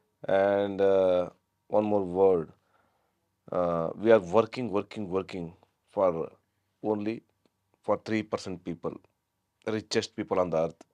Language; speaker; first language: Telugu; non-native, learner; Kannada